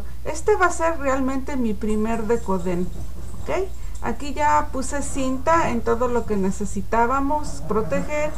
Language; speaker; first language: Spanish; native; Spanish